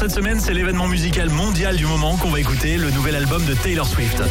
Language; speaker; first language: French; native; French